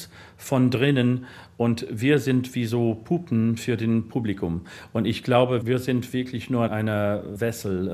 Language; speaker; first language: German; non-native, learner; English